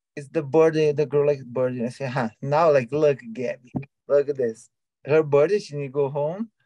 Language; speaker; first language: English; non-native, learner; Portuguese